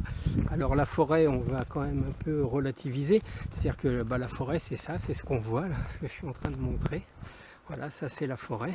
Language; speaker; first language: French; native; French